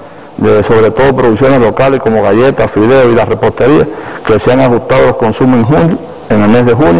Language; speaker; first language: Spanish; native; Spanish